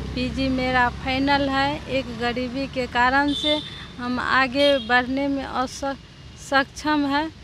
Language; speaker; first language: Hindi; native; Hindi